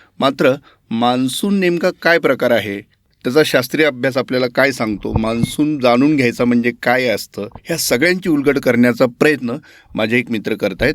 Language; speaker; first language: Marathi; native; Marathi